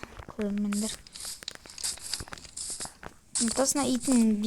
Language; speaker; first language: Kazakh; native; Kazakh